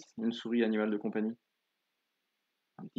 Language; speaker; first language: French; native; French